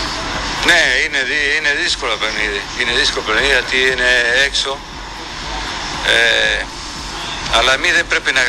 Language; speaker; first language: Greek; non-native, fluent; Spanish